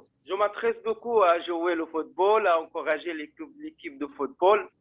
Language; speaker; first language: French; non-native, fluent; Arabic